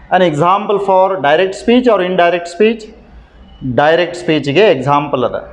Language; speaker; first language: English; non-native, local second language; Kannada